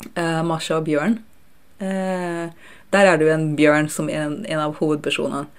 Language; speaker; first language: Norwegian; early bilingual, other home language; Russian